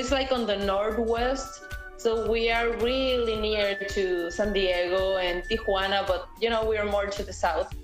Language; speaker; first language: English; non-native, fluent; Spanish